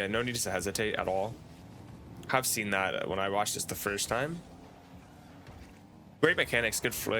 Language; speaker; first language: English; native; English